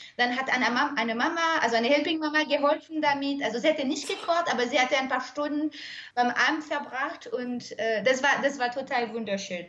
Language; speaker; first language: German; non-native, fluent; French